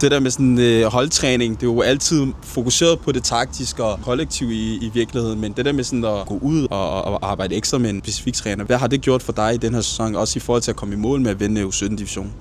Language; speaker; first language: Danish; early bilingual, other home language; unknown